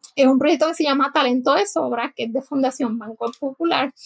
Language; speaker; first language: Spanish; native; Spanish